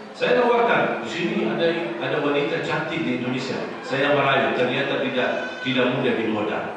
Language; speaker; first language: Indonesian; non-native, fluent; Arabic